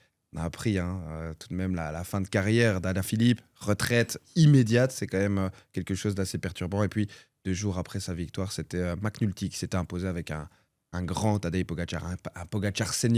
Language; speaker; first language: French; native; French